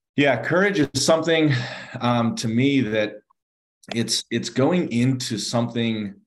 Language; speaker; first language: English; native; English